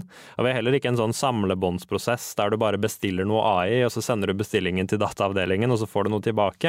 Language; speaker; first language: Norwegian; native; Norwegian